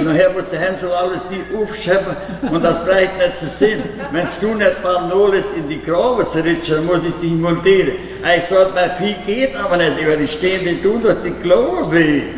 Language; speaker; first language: German; early bilingual, heritage; German